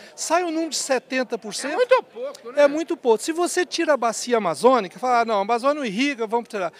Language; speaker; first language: Portuguese; native; Portuguese